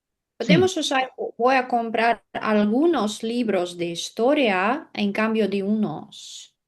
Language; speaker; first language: Spanish; non-native, learner; Russian